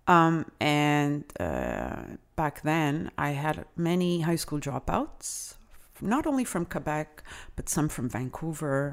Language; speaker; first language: English; non-native, fluent; Italian